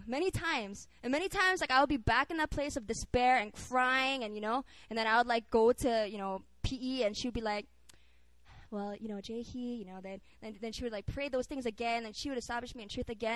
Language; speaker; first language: English; non-native, local second language; Korean